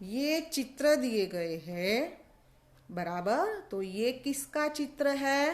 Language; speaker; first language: Hindi; non-native, local second language; Gujarati